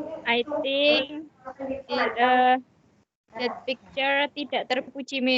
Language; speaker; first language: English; non-native, learner; Indonesian